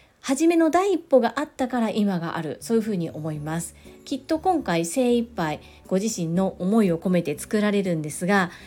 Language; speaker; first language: Japanese; native; Japanese